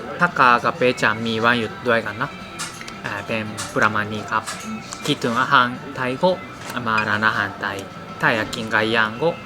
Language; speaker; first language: Thai; non-native, learner; Japanese